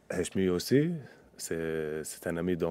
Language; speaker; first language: French; non-native, local second language; Arabic